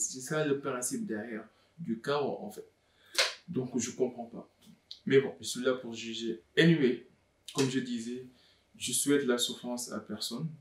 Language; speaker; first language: French; non-native, local second language; Wolof